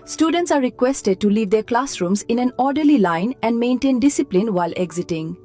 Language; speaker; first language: English; non-native, local second language; Bangla